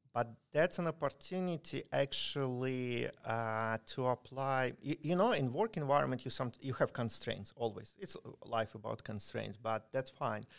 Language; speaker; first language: English; non-native, fluent; Ukrainian